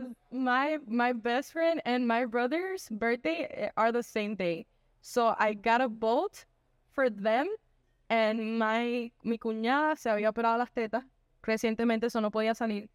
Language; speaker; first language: English; early bilingual, other home language; Spanish